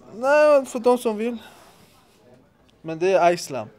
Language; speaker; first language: Swedish; non-native, local second language; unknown